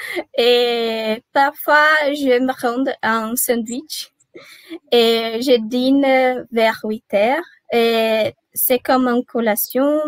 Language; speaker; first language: French; non-native, learner; Portuguese